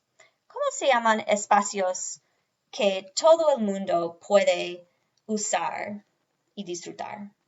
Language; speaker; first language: Spanish; non-native, fluent; English